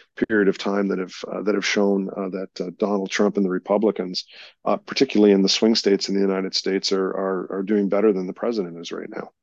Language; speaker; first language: English; native; English